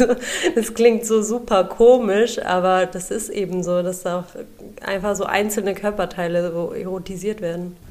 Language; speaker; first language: German; early bilingual, other home language; Urdu